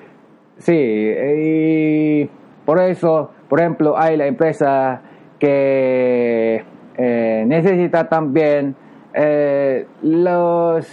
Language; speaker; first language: Spanish; non-native, learner; Japanese